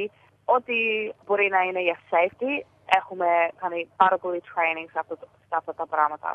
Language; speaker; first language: Greek; early bilingual, heritage; Greek